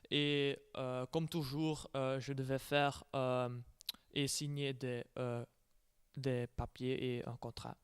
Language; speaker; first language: French; non-native, learner; Dutch